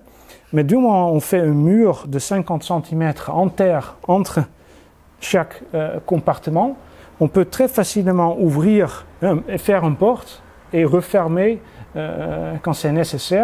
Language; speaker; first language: French; non-native, fluent; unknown